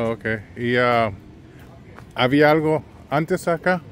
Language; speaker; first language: Spanish; early bilingual, heritage; Spanish